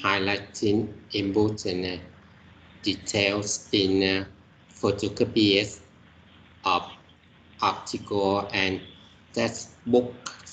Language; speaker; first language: English; non-native, learner; Vietnamese